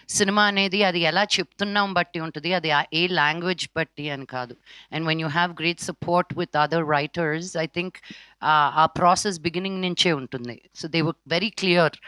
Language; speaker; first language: Telugu; native; Telugu